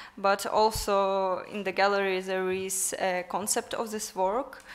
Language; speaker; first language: English; non-native, learner; Ukrainian